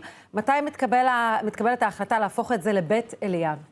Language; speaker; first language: Hebrew; native; Hebrew